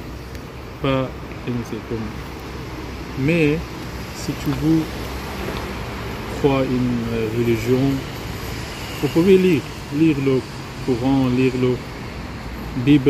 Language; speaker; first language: French; non-native, learner; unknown